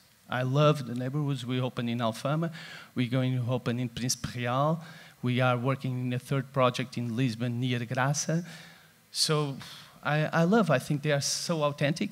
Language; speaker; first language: English; non-native, fluent; Portuguese